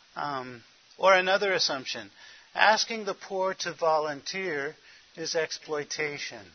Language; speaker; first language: English; native; English